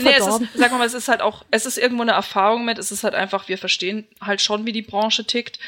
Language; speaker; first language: German; native; German